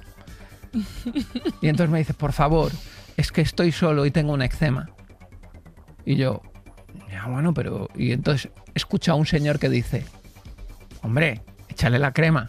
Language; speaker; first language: Spanish; native; Spanish